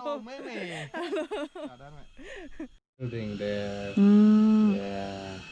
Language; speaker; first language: English; non-native, learner; Indonesian